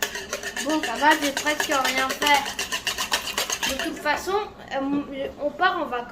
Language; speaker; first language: French; native; French